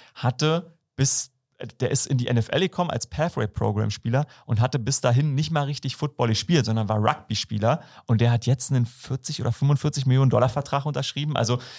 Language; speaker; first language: German; native; German